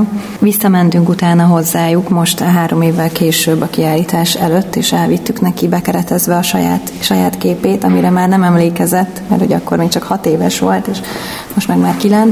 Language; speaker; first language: Hungarian; native; Hungarian